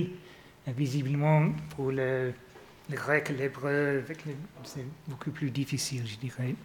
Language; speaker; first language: French; non-native, fluent; English